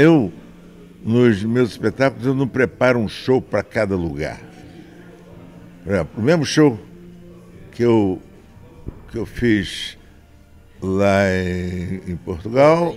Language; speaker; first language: Portuguese; native; Portuguese